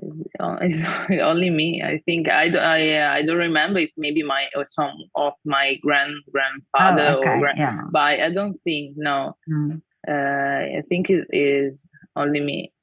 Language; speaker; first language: English; non-native, fluent; Italian